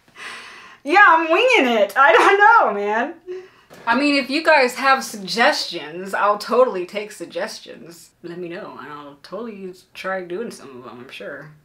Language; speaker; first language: English; native; English